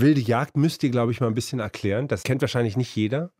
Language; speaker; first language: German; native; German